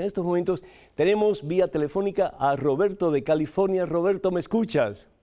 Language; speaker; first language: Spanish; native; Spanish